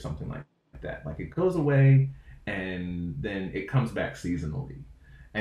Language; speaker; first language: English; native; English